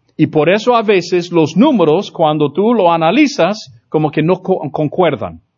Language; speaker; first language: Spanish; non-native, fluent; English